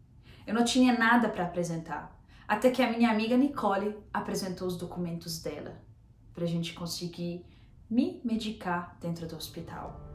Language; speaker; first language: Portuguese; non-native, fluent; Arabic